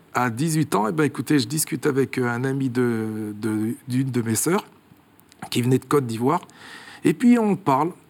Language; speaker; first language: French; early bilingual, other home language; Kabuverdianu